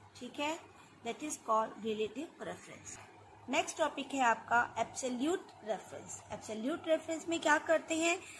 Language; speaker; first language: Hindi; native; Hindi